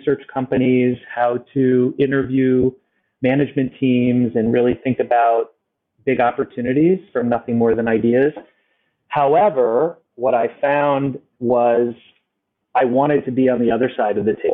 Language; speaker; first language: English; native; English